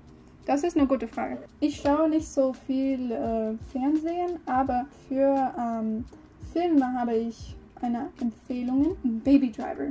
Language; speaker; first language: German; non-native, learner; English